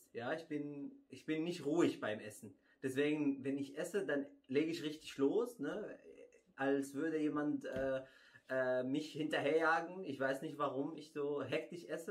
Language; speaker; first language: German; non-native, fluent; Arabic